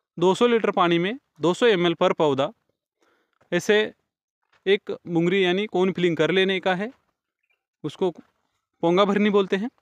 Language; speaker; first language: Hindi; non-native, local second language; Marathi